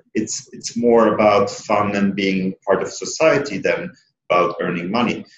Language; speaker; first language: English; non-native, fluent; Italian